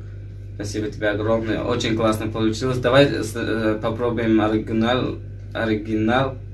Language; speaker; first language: Russian; non-native, fluent; Tajik